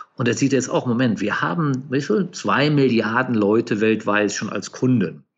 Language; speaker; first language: German; native; German